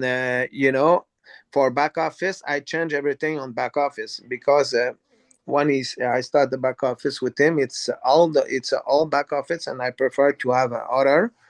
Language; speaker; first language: English; non-native, learner; French